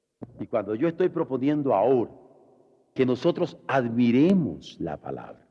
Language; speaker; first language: Spanish; native; Spanish